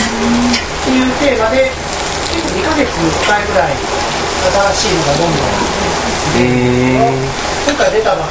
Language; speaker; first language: Japanese; native; Japanese